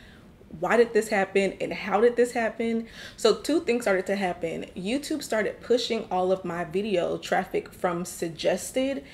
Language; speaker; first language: English; native; English